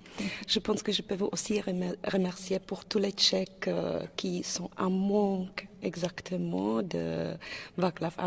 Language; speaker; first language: French; non-native, fluent; Czech